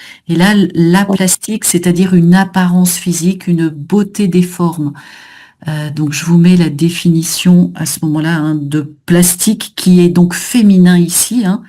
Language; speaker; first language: French; native; French